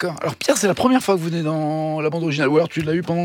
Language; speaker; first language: French; native; French